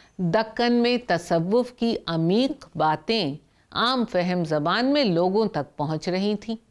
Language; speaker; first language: Urdu; native; Urdu